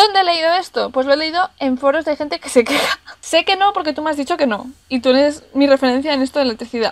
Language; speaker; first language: Spanish; native; Spanish